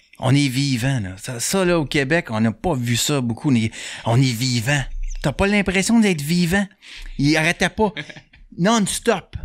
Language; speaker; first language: French; native; French